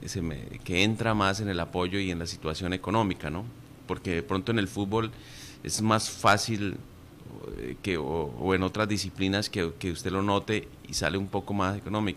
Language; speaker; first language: Spanish; native; Spanish